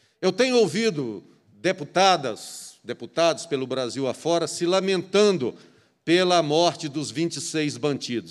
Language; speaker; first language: Portuguese; native; Portuguese